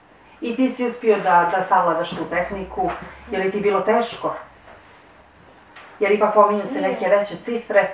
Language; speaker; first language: Croatian; native; Croatian